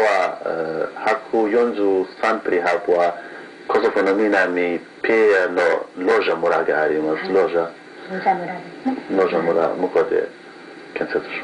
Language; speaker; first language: Japanese; non-native, learner; Kurdish